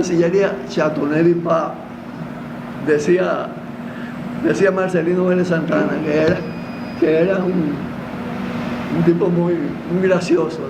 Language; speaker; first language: Spanish; native; Spanish